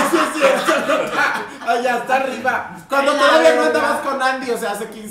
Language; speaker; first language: Spanish; native; Spanish